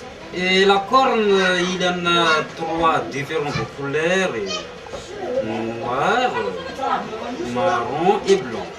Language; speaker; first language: French; non-native, local second language; Malagasy